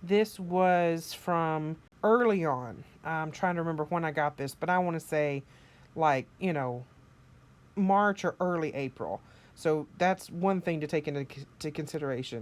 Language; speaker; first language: English; native; English